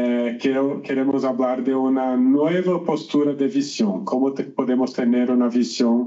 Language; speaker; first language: Spanish; non-native, learner; Portuguese